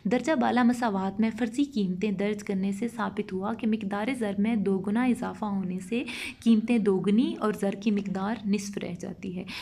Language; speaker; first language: Urdu; non-native, local second language; Punjabi